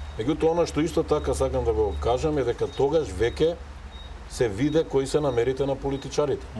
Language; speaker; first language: Macedonian; native; Macedonian